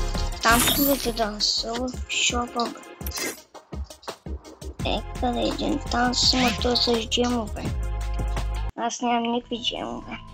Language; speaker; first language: Bulgarian; native; Bulgarian